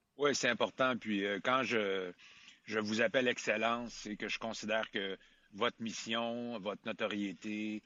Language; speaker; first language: French; native; French